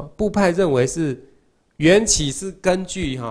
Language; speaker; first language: Chinese; native; Chinese